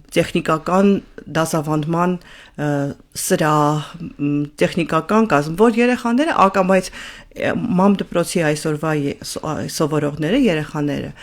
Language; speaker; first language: Armenian; native; Armenian